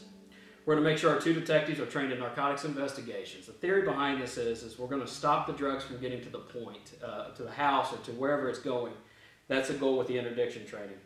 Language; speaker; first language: English; native; English